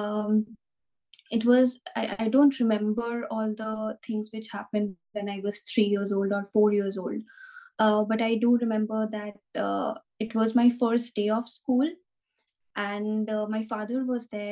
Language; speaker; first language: English; non-native, local second language; Bangla